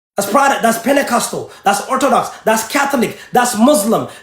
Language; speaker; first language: English; early bilingual, other home language; Amharic